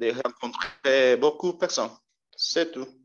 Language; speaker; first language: French; non-native, learner; Spanish